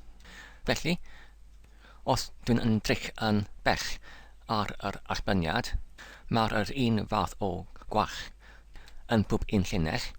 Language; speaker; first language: Welsh; non-native, learner; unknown